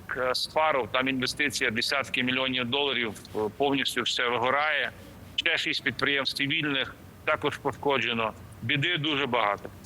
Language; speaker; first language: Ukrainian; native; Ukrainian